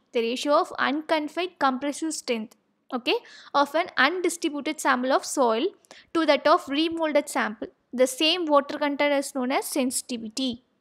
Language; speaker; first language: English; non-native, local second language; Tamil